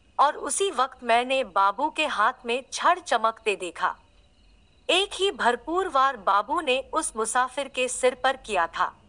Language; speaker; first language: Hindi; native; Hindi